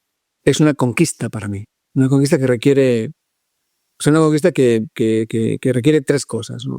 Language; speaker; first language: Spanish; native; Spanish